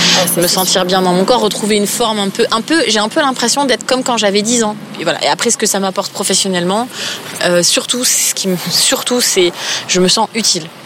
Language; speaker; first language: French; native; French